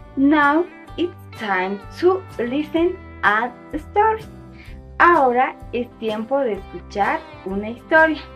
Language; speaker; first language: English; non-native, fluent; Spanish